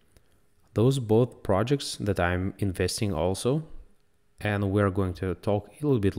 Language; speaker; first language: English; non-native, fluent; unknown